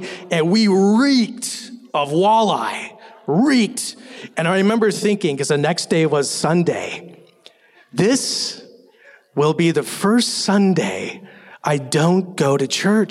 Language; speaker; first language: English; native; English